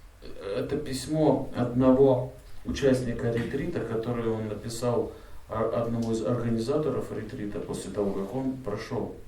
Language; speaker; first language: Russian; native; Russian